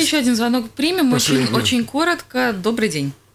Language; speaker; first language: Russian; native; Russian